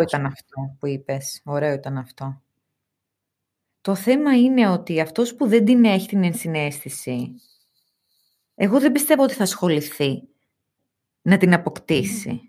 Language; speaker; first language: Greek; native; Greek